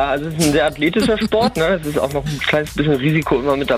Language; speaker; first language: German; native; German